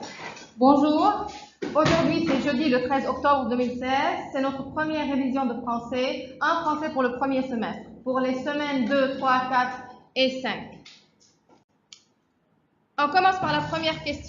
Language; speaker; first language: French; non-native, fluent; Arabic